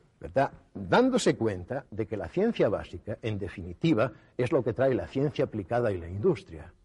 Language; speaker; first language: Spanish; native; Spanish